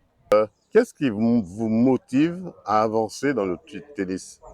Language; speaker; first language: French; native; French